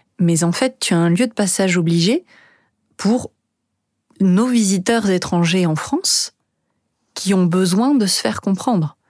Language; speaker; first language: French; native; French